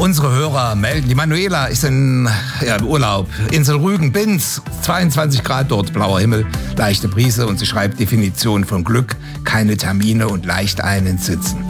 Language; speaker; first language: German; native; German